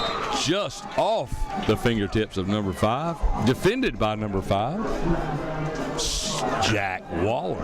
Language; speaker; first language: English; native; English